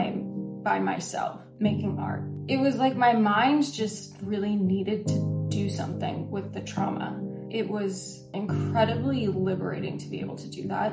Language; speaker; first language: English; native; English